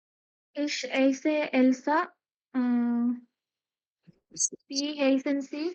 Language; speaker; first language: German; non-native, learner; Malayalam